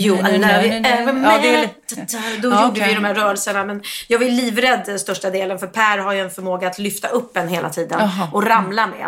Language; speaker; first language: Swedish; native; Swedish